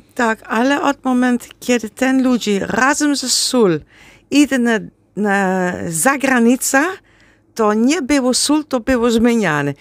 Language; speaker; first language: Polish; non-native, learner; Dutch